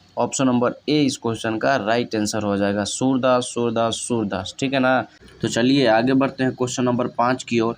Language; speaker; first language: Hindi; native; Hindi